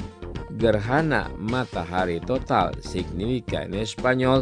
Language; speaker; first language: Spanish; non-native, fluent; Indonesian